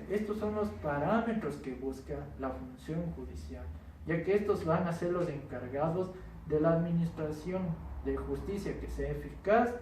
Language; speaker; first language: Spanish; native; Spanish